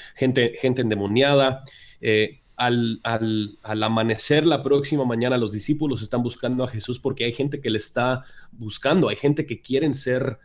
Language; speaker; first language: Spanish; early bilingual, other home language; English